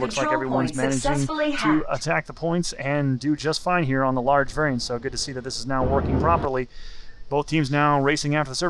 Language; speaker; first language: English; native; English